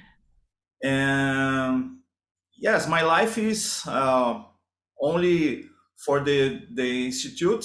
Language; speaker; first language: English; non-native, learner; Portuguese